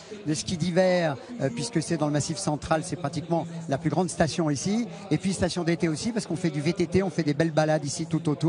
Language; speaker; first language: French; native; French